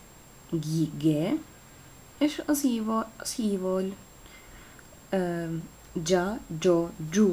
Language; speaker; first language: Hungarian; non-native, learner; Italian